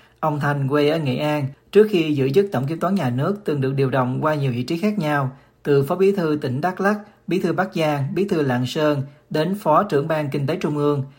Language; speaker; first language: Vietnamese; native; Vietnamese